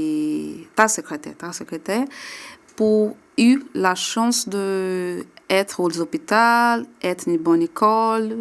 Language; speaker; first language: French; non-native, learner; Portuguese